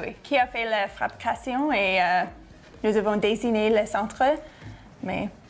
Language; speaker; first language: French; non-native, fluent; English